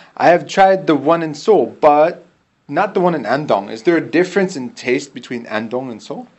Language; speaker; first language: English; native; English